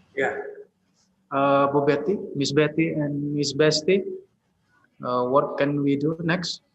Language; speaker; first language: English; non-native, learner; Indonesian